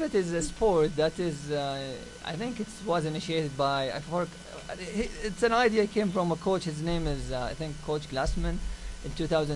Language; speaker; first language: English; non-native, fluent; Arabic